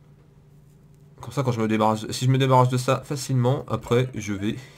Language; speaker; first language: French; native; French